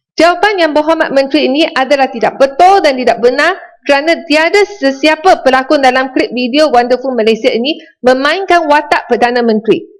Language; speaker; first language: Malay; non-native, local second language; Chinese